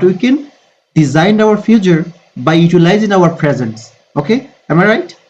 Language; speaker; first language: English; non-native, fluent; Bangla